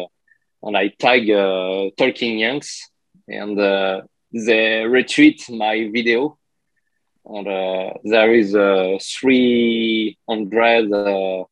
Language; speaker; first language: English; non-native, learner; French